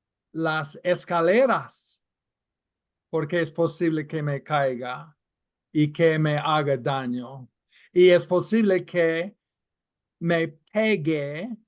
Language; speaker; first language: Spanish; non-native, fluent; English